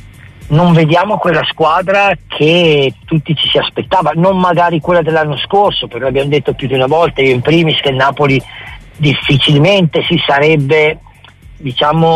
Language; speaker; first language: Italian; native; Italian